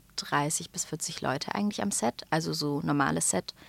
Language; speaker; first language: German; native; German